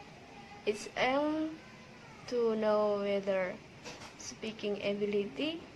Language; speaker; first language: English; non-native, learner; Indonesian